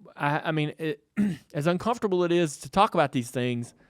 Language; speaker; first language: English; native; English